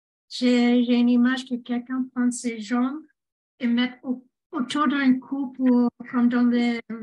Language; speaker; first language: French; non-native, fluent; English